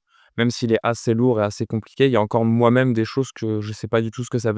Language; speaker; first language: French; native; French